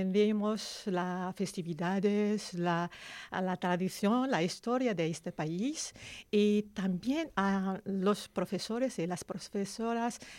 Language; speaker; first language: Spanish; non-native, learner; Arabic